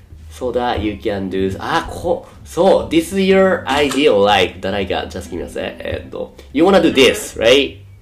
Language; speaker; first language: English; non-native, fluent; Japanese